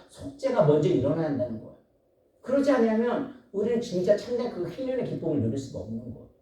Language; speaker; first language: Korean; native; Korean